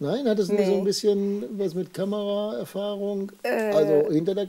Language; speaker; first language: German; native; German